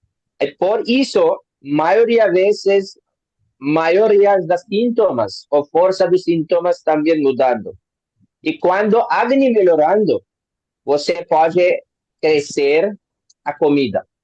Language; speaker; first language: Portuguese; non-native, learner; Hindi